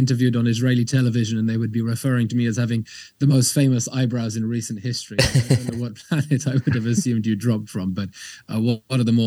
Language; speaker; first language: English; native; English